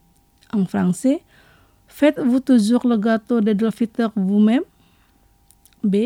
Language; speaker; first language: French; non-native, local second language; Indonesian